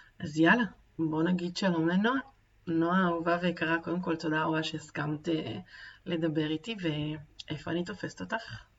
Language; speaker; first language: Hebrew; native; Hebrew